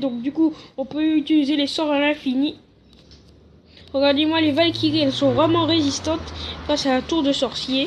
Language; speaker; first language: French; native; French